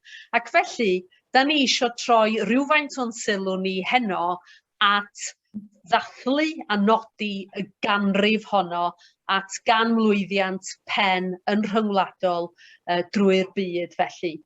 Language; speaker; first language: Welsh; native; Welsh